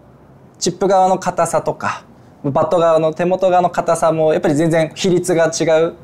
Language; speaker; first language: Japanese; native; Japanese